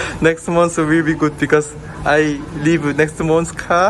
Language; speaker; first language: English; non-native, learner; Korean